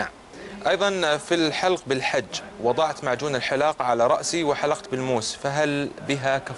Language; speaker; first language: Arabic; native; Arabic